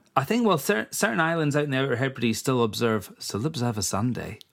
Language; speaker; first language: English; native; English